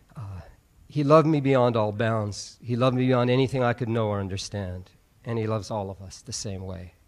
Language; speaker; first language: English; native; English